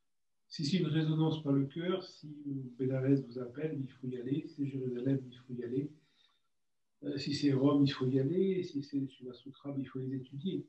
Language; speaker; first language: French; native; French